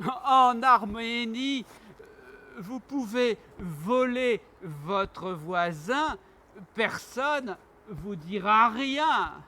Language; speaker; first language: French; non-native, learner; Armenian